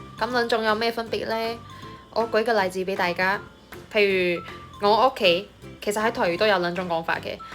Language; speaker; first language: Cantonese; non-native, fluent; Min Nan Chinese